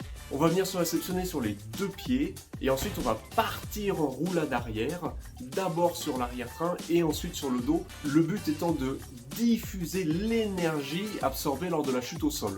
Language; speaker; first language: French; native; French